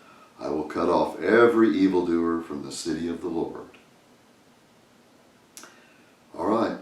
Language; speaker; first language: English; native; English